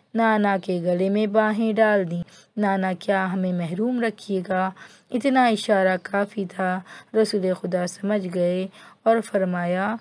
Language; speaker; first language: Urdu; native; Urdu